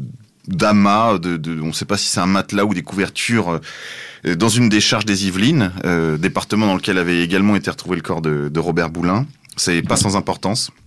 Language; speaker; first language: French; native; French